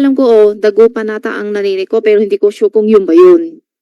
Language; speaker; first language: Filipino; non-native, learner; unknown